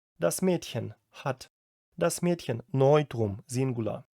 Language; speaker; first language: German; non-native, fluent; Ukrainian